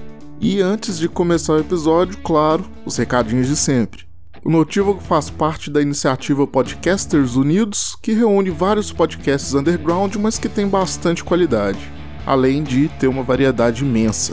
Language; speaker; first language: Portuguese; native; Portuguese